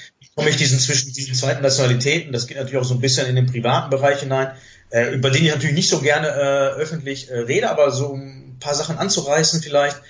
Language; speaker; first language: German; native; German